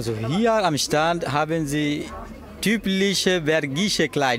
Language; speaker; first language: German; non-native, learner; Bangla